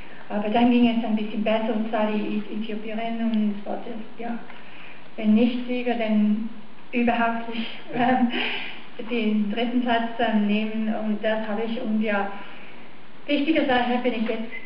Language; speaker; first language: German; non-native, fluent; English